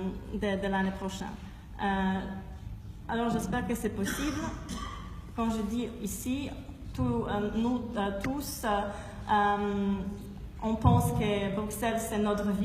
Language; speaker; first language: French; non-native, fluent; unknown